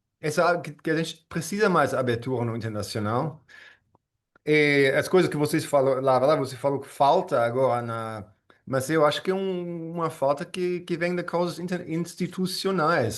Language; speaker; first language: Portuguese; non-native, fluent; English